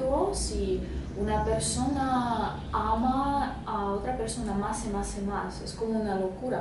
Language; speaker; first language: Spanish; non-native, fluent; Russian